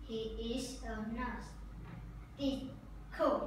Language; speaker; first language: English; non-native, learner; Vietnamese